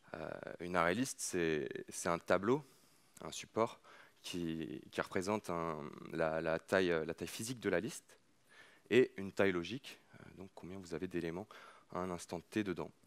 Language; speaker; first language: French; native; French